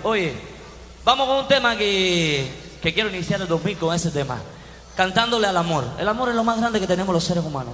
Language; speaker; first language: Spanish; native; Spanish